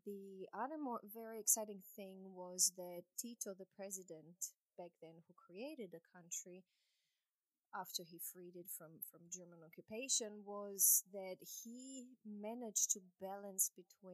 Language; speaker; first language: English; non-native, fluent; Croatian